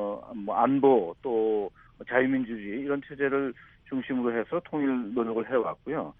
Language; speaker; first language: Korean; native; Korean